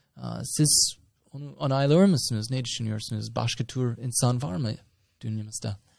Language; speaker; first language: Turkish; non-native, fluent; English